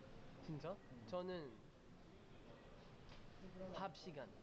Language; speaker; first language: Korean; non-native, learner; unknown